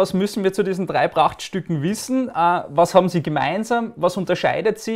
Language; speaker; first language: German; native; German